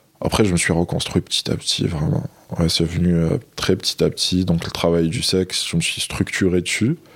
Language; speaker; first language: French; non-native, local second language; Arabic